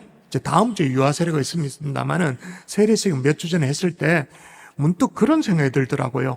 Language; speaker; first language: Korean; native; Korean